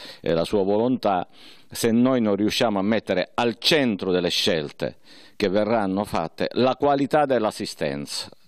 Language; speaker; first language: Italian; native; Italian